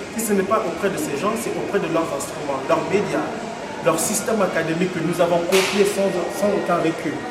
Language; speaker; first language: French; non-native, local second language; Lingala